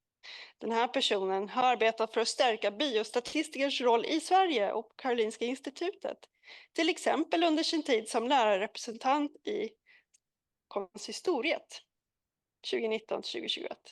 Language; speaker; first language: Swedish; native; Swedish